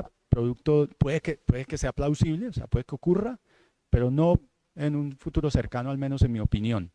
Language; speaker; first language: Spanish; native; Spanish